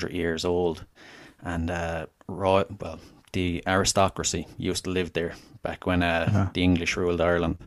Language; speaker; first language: English; native; English